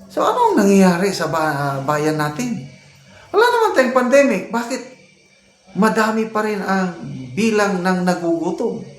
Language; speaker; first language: Filipino; non-native, local second language; Cebuano